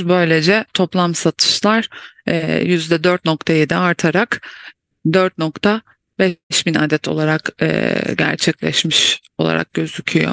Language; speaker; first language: Turkish; native; Turkish